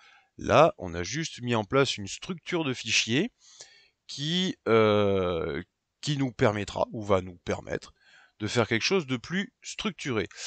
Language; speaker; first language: French; native; French